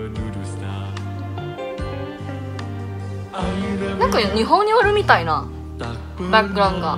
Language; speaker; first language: Japanese; non-native, fluent; Indonesian